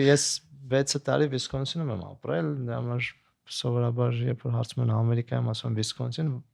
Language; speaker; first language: Armenian; native; Armenian